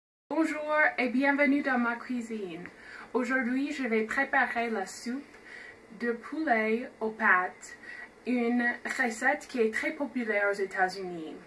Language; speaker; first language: French; non-native, fluent; English